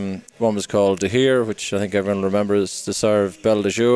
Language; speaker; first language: English; native; English